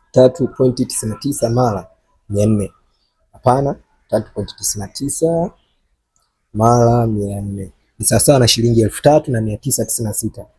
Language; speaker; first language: Swahili; native; Swahili